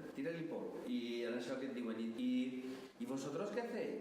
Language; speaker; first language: Spanish; non-native, local second language; Catalan